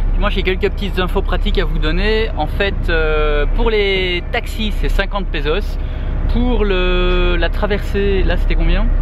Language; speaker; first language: French; native; French